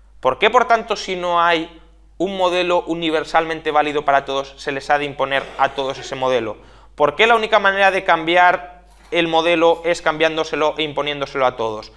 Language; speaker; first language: Spanish; native; Spanish